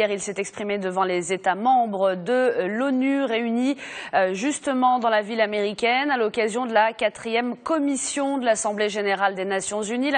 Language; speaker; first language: French; non-native, local second language; Arabic